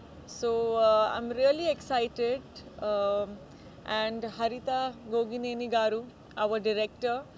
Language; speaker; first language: Telugu; non-native, fluent; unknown